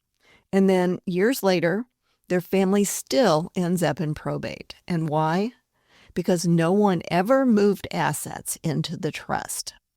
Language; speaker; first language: English; native; English